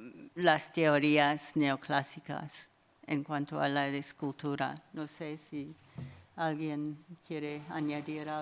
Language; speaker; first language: Spanish; non-native, fluent; English